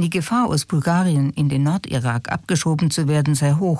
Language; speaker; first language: German; native; German